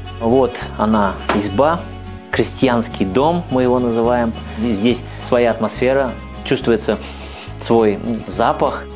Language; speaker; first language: Russian; native; Russian